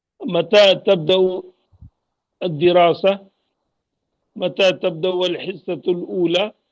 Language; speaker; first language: Arabic; non-native, fluent; Urdu